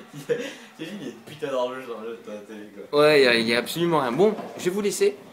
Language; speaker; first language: French; native; French